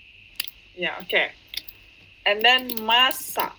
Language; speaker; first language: English; non-native, fluent; Indonesian